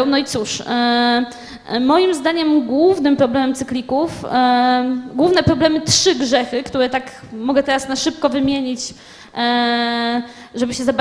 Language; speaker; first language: Polish; native; Polish